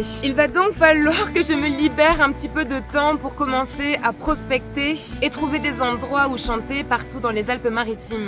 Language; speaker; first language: French; native; French